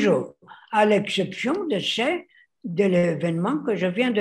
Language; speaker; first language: French; non-native, fluent; Greek